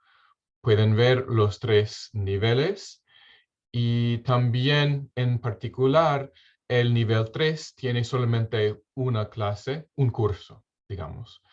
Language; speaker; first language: Spanish; non-native, fluent; English